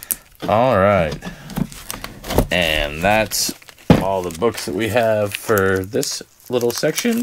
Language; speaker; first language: English; native; English